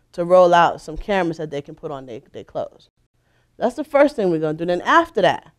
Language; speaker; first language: English; native; English